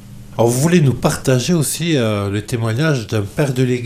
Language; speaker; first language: French; native; French